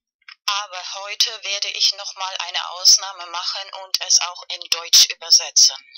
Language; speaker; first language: German; non-native, fluent; Spanish